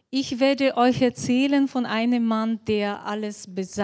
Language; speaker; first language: German; non-native, fluent; Bulgarian